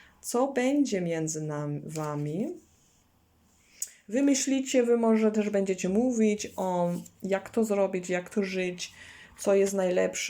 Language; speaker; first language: Polish; non-native, learner; German